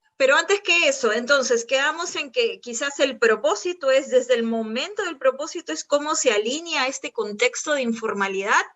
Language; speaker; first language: Spanish; native; Spanish